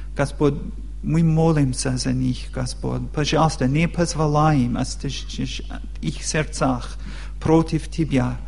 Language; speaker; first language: Russian; non-native, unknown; English